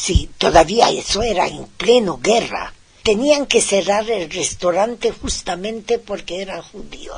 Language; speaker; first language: Spanish; non-native, fluent; Hungarian